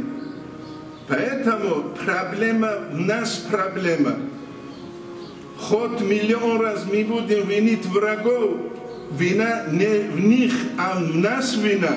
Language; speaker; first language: Russian; non-native, local second language; Avaric